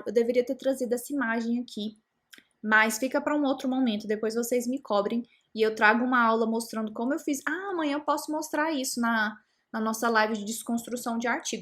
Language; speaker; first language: Portuguese; native; Portuguese